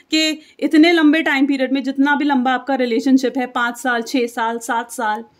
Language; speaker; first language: Hindi; native; Hindi